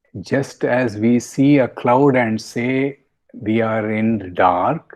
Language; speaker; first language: English; non-native, local second language; Kannada